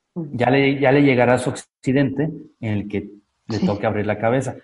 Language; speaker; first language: Spanish; native; Spanish